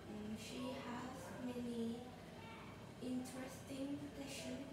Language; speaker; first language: English; non-native, learner; Vietnamese